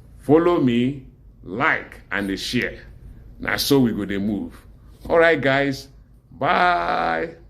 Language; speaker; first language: Nigerian Pidgin; non-native, local second language; Igbo